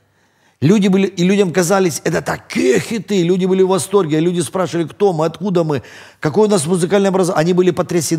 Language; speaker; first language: Russian; native; Russian